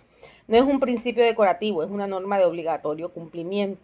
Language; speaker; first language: Spanish; native; Spanish